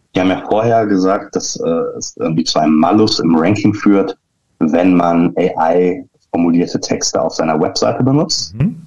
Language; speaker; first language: German; native; German